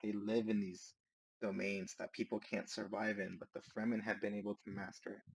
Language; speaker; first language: English; native; English